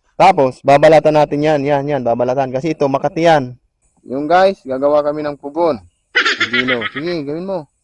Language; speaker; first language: Filipino; non-native, local second language; Bikol